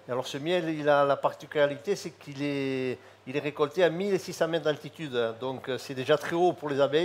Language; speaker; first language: French; native; French